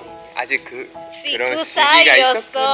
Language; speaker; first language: Korean; non-native, fluent; Japanese